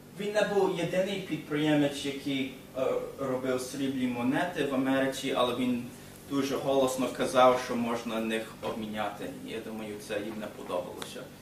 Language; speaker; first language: Ukrainian; early bilingual, heritage; Ukrainian